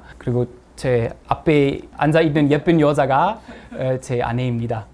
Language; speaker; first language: Korean; non-native, fluent; German